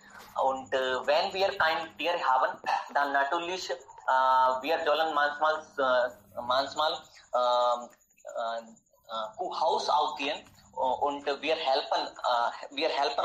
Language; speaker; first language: German; non-native, learner; Hindi